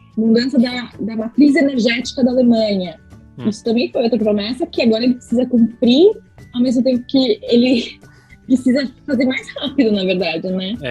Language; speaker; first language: Portuguese; native; Portuguese